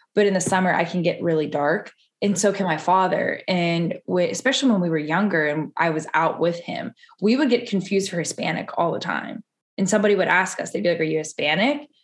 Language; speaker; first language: English; early bilingual, other home language; Italian